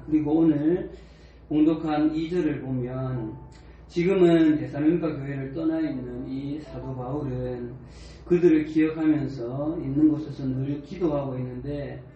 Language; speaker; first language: Korean; native; Korean